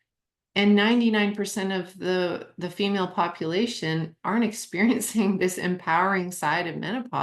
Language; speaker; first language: English; native; English